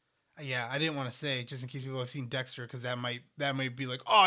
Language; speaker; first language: English; native; English